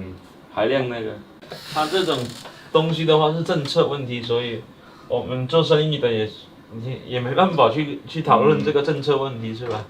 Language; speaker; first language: Chinese; native; Chinese